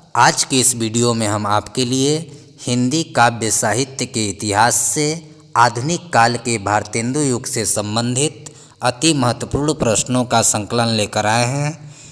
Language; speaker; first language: Hindi; native; Hindi